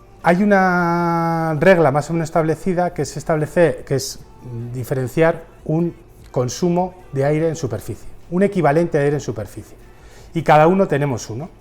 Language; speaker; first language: Spanish; native; Spanish